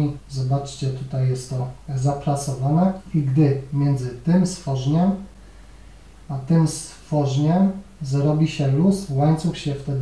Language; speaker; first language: Polish; native; Polish